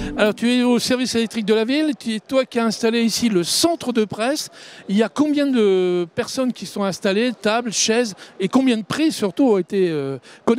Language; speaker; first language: French; native; French